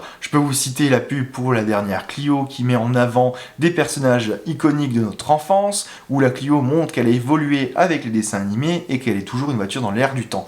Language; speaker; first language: French; native; French